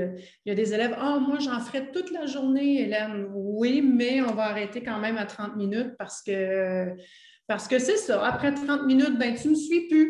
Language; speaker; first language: French; native; French